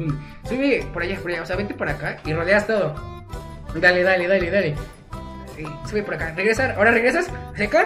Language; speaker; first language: Spanish; native; Spanish